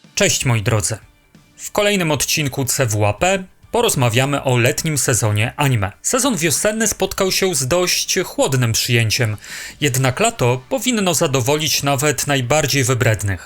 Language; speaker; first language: Polish; native; Polish